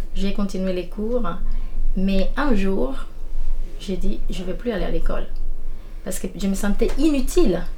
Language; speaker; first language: French; non-native, fluent; Spanish